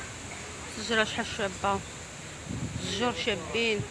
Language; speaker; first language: Arabic; native; Arabic